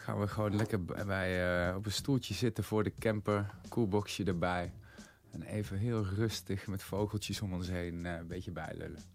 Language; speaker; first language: Dutch; native; Dutch